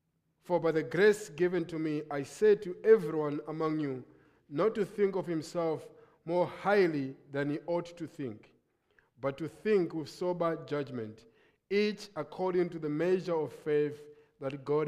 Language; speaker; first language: English; non-native, local second language; Nyanja